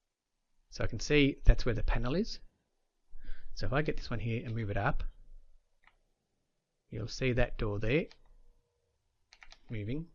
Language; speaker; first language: English; native; English